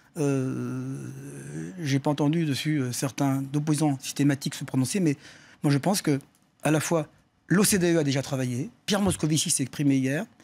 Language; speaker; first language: French; native; French